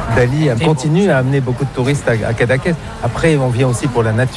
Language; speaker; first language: French; native; French